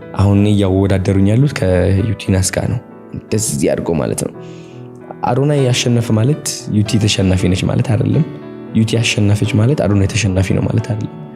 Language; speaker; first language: Amharic; non-native, local second language; Tigrinya